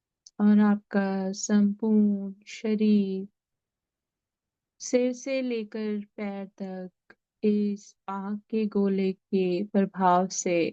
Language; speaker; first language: Hindi; native; Hindi